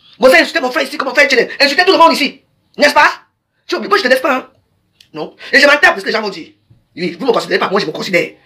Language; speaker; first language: French; native; French